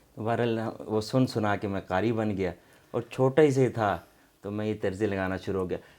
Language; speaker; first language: Urdu; non-native, local second language; Saraiki